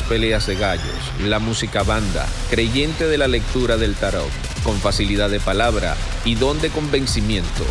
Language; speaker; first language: Spanish; native; Spanish